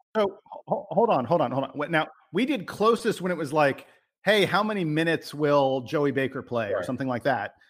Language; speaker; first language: English; native; English